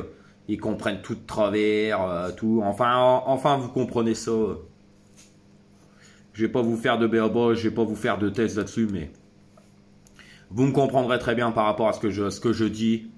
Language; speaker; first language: French; native; French